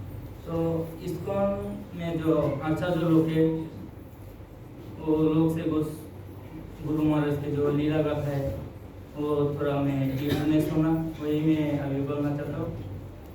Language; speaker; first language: Hindi; non-native, local second language; Bangla